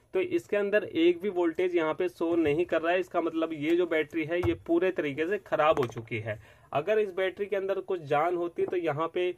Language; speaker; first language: Hindi; native; Hindi